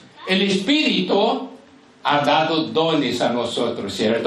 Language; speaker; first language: Spanish; non-native, fluent; Portuguese